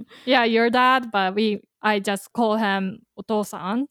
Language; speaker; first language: English; non-native, fluent; Japanese